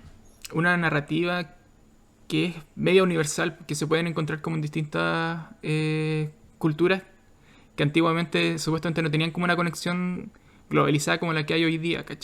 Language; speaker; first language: Spanish; native; Spanish